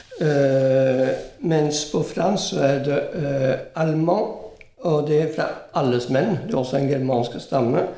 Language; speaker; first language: Norwegian; non-native, fluent; French